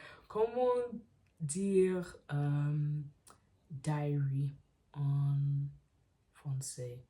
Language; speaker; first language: French; non-native, learner; English